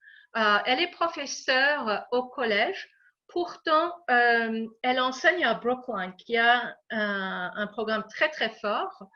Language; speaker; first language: French; non-native, fluent; English